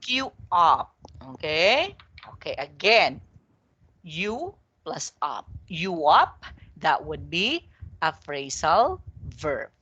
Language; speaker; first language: English; non-native, local second language; Filipino